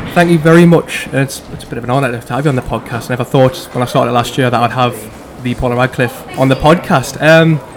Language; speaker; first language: English; native; English